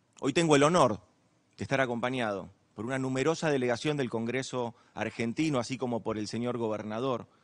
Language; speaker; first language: Spanish; native; Spanish